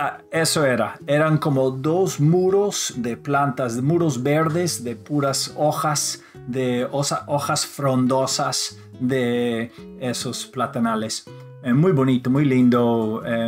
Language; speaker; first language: Spanish; non-native, fluent; English